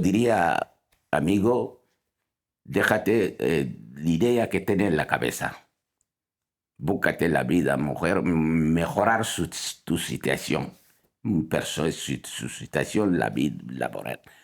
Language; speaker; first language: Spanish; non-native, fluent; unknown